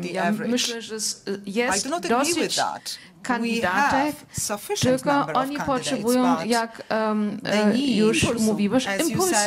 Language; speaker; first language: Polish; non-native, fluent; German